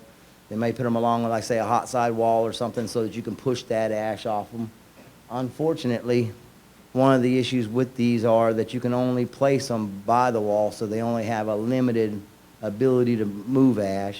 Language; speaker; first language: English; native; English